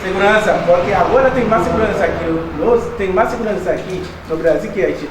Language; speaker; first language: Portuguese; non-native, learner; Haitian Creole